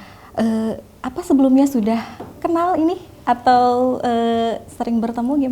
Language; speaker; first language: Indonesian; native; Indonesian